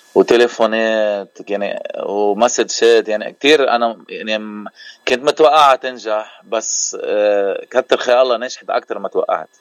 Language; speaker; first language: Arabic; native; Arabic